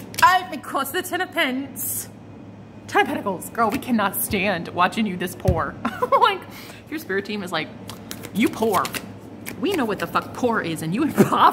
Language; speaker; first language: English; native; English